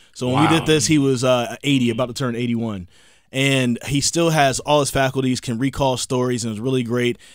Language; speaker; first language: English; native; English